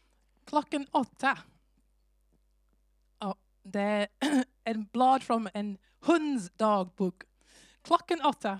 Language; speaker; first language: Swedish; non-native, fluent; English